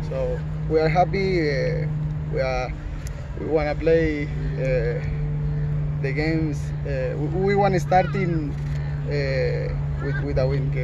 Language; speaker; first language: English; non-native, learner; Spanish